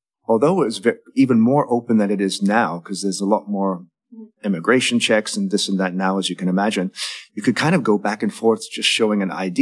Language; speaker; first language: English; native; English